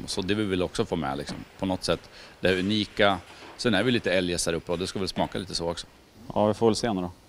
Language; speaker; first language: Swedish; native; Swedish